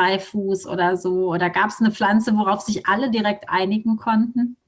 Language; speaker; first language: German; native; German